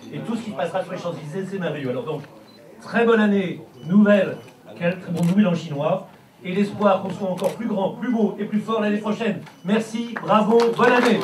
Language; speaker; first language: French; native; French